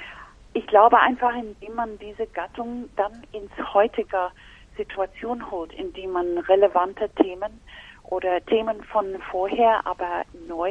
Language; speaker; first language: German; non-native, fluent; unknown